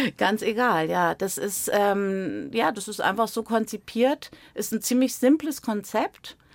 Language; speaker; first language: German; native; German